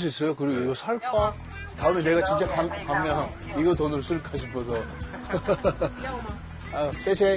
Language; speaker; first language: Korean; early bilingual, heritage; Korean